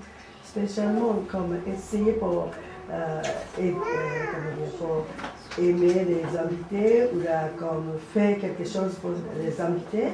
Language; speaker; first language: French; non-native, learner; Japanese